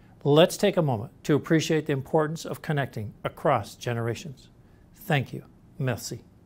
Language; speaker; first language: English; native; English